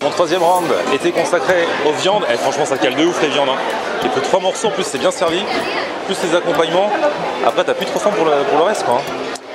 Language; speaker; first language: French; native; French